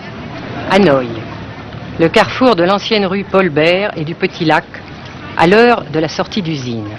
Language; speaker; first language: French; native; French